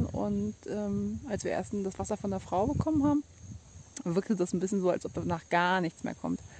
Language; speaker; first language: German; native; German